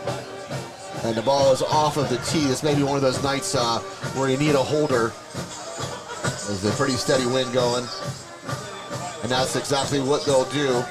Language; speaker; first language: English; native; English